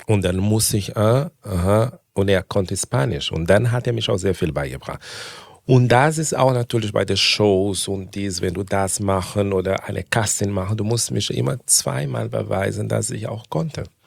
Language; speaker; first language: German; non-native, fluent; Portuguese